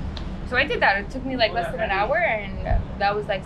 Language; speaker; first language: English; early bilingual, heritage; English